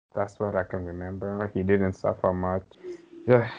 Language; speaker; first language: English; non-native, local second language; Somali